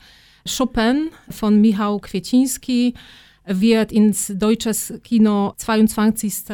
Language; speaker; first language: German; non-native, fluent; Polish